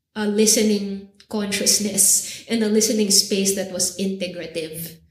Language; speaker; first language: English; native; English